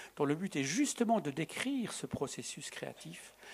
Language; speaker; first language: French; native; French